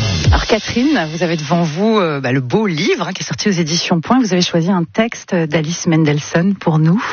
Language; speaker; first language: French; native; French